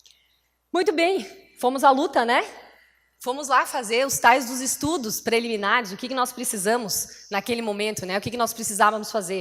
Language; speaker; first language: Portuguese; native; Portuguese